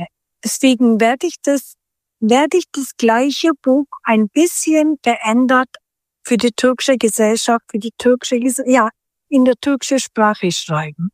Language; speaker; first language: German; non-native, fluent; Turkish